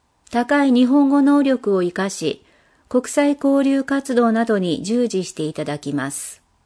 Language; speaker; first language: Japanese; non-native, fluent; English